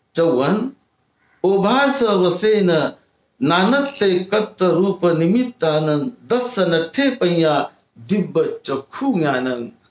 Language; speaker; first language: Hindi; non-native, local second language; Marathi